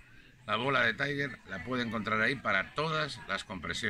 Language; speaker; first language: Spanish; native; Spanish